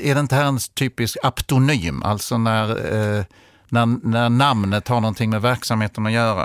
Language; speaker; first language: Swedish; native; Swedish